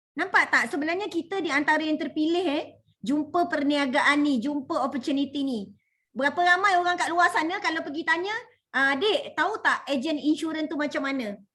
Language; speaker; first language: Malay; native; Malay